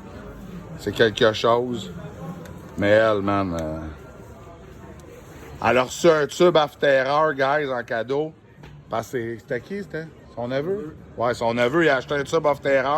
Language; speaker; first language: French; native; French